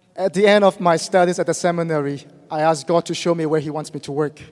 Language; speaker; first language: English; non-native, fluent; Burmese